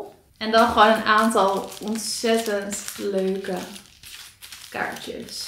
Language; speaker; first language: Dutch; native; Dutch